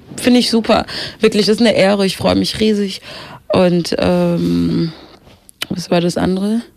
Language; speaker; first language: German; early bilingual, other home language; Swahili